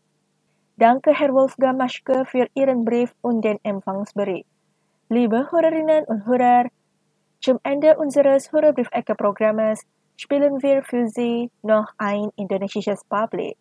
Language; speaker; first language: German; non-native, fluent; Indonesian